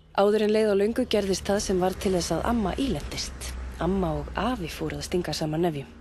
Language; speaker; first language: Icelandic; native; Icelandic